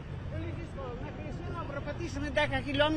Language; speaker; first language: Greek; non-native, learner; Ukrainian